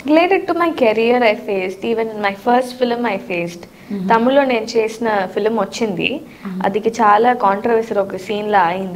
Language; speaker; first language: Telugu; non-native, learner; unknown